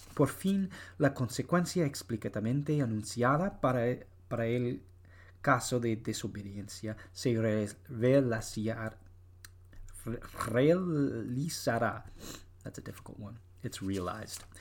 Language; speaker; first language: Spanish; non-native, learner; English